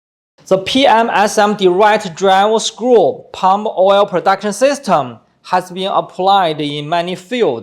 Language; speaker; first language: English; non-native, fluent; Chinese